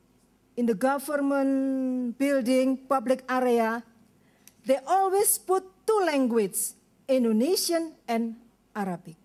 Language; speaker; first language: English; non-native, learner; Indonesian